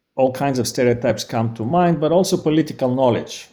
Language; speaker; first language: English; non-native, fluent; Bulgarian